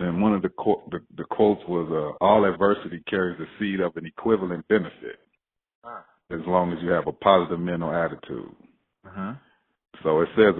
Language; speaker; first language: English; native; English